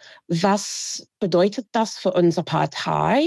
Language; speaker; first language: German; non-native, fluent; English